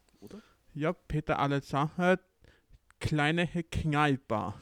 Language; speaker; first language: German; non-native, learner; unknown